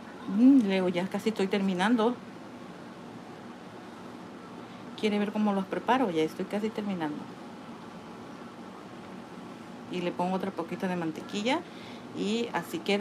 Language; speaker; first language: Spanish; native; Spanish